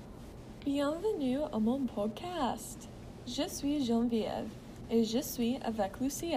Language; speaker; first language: French; non-native, learner; English